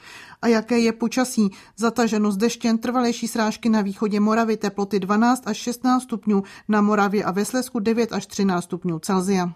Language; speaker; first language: Czech; native; Czech